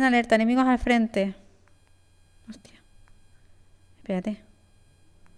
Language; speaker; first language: Spanish; native; Spanish